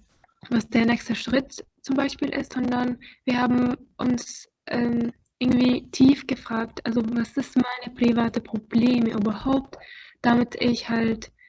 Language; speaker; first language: German; non-native, fluent; Arabic